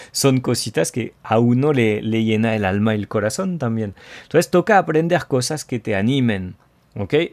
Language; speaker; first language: Spanish; non-native, fluent; French